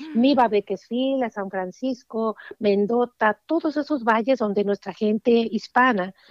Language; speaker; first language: Spanish; native; Spanish